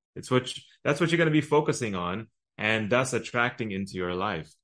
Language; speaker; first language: English; early bilingual, other home language; Arabic